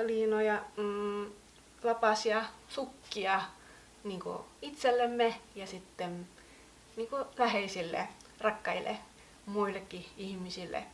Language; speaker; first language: Finnish; native; Finnish